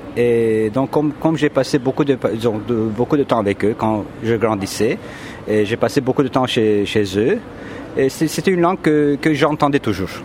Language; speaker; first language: French; non-native, fluent; Turkish